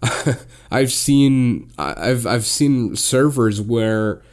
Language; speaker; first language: English; non-native, fluent; Portuguese